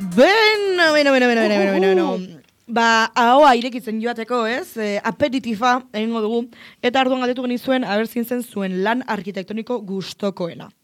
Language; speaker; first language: Basque; non-native, local second language; Spanish